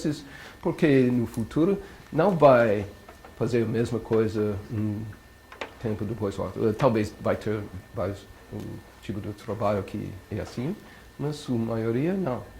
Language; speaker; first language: Portuguese; non-native, learner; English